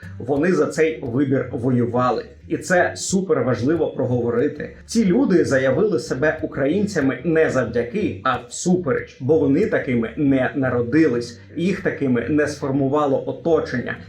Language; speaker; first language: Ukrainian; non-native, local second language; Russian